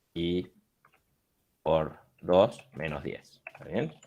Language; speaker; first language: Spanish; native; Spanish